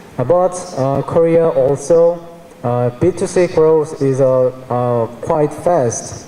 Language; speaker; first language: English; non-native, fluent; Korean